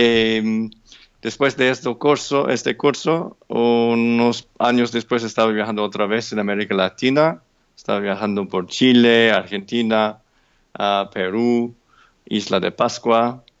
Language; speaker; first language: Spanish; non-native, fluent; English